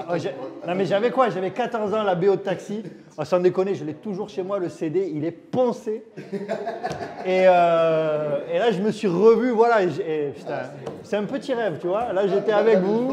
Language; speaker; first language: French; native; French